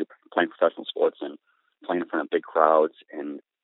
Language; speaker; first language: English; native; English